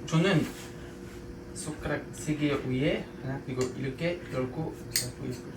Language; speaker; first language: Korean; non-native, learner; French